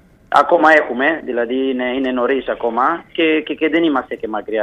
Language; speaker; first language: Greek; non-native, fluent; Italian